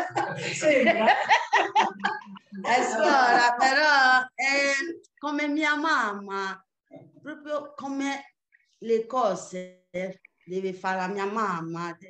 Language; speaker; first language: Italian; non-native, learner; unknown